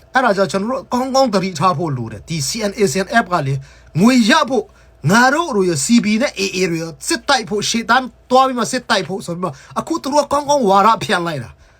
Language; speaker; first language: Burmese; non-native, local second language; Hakha Chin